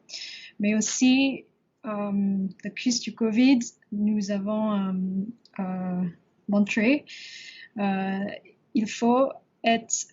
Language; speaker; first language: French; non-native, learner; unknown